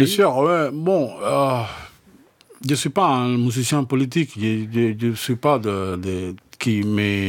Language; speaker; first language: French; non-native, learner; Spanish